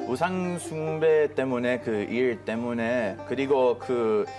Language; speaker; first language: Korean; non-native, learner; Hebrew